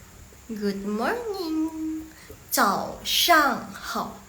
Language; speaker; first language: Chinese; non-native, fluent; Indonesian